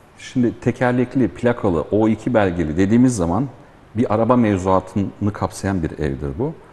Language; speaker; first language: Turkish; early bilingual, heritage; Turkish